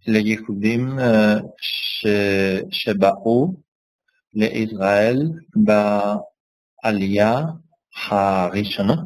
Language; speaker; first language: Hebrew; non-native, learner; Spanish